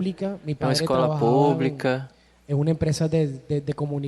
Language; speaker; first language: Portuguese; non-native, learner; Spanish